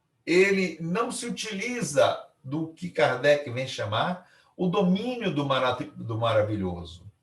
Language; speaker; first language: Portuguese; native; Portuguese